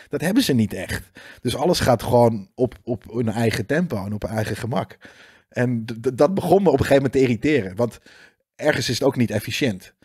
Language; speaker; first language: Dutch; native; Dutch